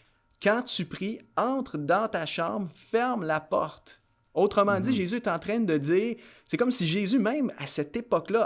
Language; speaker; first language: French; native; French